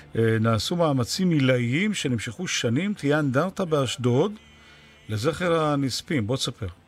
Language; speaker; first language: Hebrew; native; Hebrew